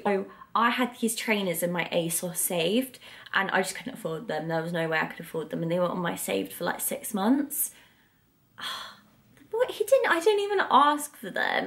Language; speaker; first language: English; native; English